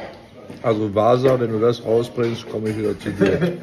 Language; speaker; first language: German; native; German